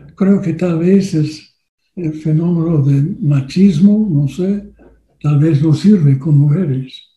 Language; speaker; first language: Spanish; non-native, learner; English